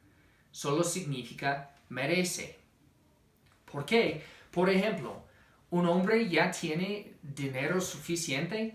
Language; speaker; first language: Spanish; non-native, fluent; English